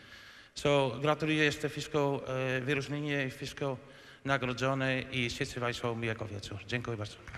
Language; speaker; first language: Polish; non-native, fluent; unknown